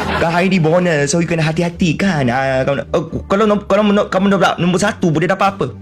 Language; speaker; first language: Malay; non-native, local second language; Chinese